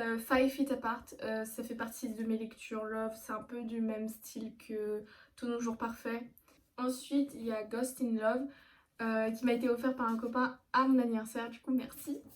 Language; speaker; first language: French; native; French